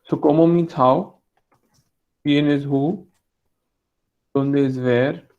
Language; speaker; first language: Spanish; non-native, fluent; Hindi